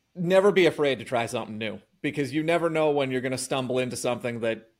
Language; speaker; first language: English; native; English